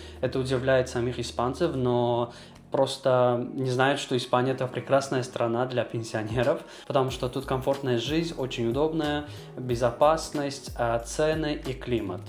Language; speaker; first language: Russian; non-native, local second language; Azerbaijani